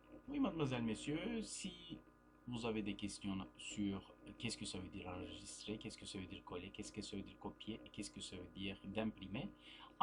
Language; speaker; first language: French; non-native, fluent; Turkish